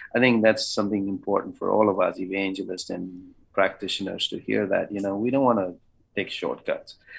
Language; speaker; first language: English; non-native, local second language; Kannada